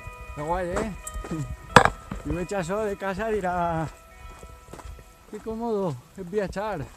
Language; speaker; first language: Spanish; non-native, local second language; Catalan